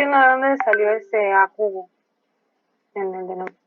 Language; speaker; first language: Spanish; native; Spanish